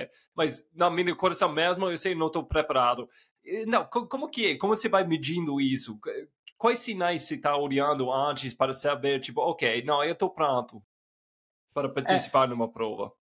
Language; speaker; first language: Portuguese; non-native, fluent; English